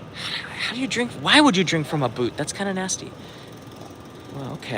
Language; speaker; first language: English; native; English